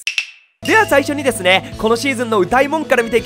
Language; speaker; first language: Japanese; native; Japanese